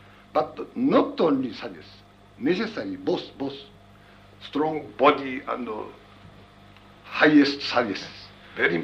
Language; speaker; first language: English; non-native, learner; Japanese